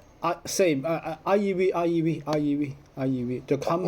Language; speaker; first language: English; non-native, learner; Cantonese